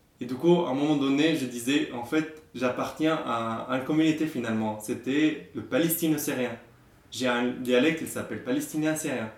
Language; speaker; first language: French; non-native, fluent; Arabic